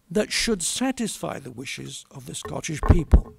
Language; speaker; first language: English; native; English